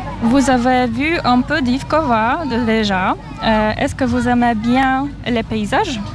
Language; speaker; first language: French; non-native, fluent; Polish